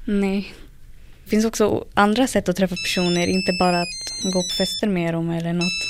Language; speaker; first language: Swedish; early bilingual, other home language; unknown